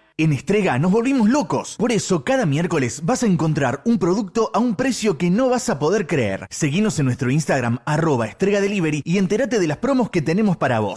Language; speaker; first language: Spanish; native; Spanish